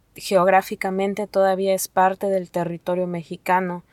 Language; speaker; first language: Spanish; non-native, local second language; Nahuatl languages